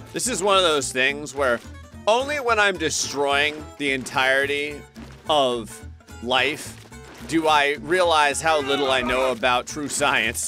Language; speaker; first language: English; native; English